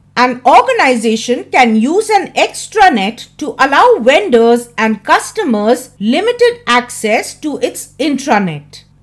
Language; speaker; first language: English; non-native, local second language; Hindi